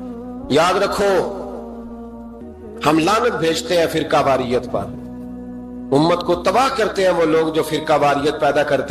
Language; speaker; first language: Urdu; native; Urdu